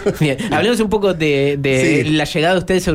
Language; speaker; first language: Spanish; native; Spanish